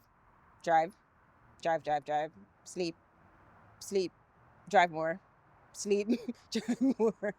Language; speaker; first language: English; native; English